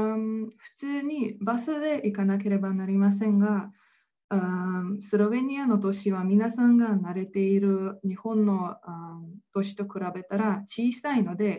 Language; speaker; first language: Japanese; non-native, fluent; Slovenian